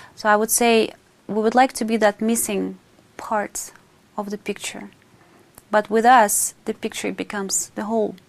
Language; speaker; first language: English; non-native, fluent; Russian